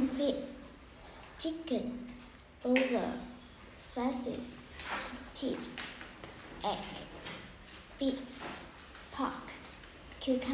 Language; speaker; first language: English; non-native, learner; Vietnamese